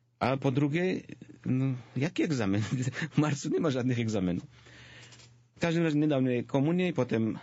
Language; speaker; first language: Polish; non-native, fluent; Georgian